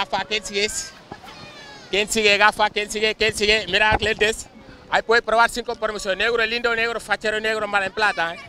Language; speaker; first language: Spanish; non-native, learner; Wolof